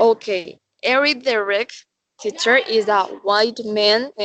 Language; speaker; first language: English; non-native, learner; Spanish